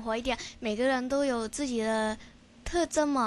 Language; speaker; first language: Chinese; non-native, local second language; Cantonese